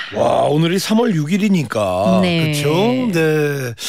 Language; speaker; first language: Korean; native; Korean